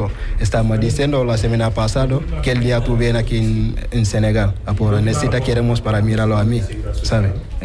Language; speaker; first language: Spanish; non-native, learner; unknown